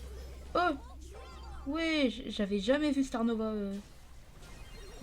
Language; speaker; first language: French; native; French